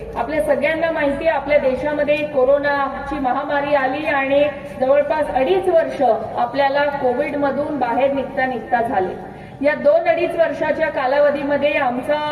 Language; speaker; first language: Marathi; native; Marathi